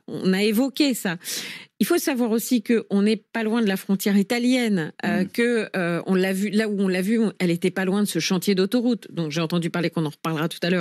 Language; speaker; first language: French; native; French